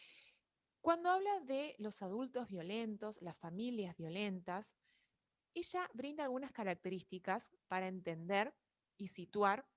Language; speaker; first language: Spanish; native; Spanish